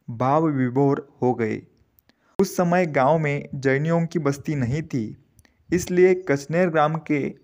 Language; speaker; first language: Hindi; non-native, local second language; Marathi